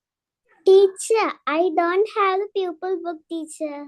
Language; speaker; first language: English; non-native, learner; Tamil